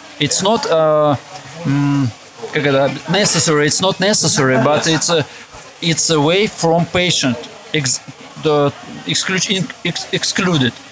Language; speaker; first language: English; non-native, learner; Russian